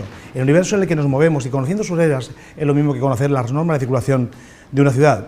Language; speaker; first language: Spanish; native; Spanish